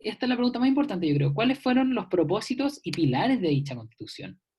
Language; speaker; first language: Spanish; native; Spanish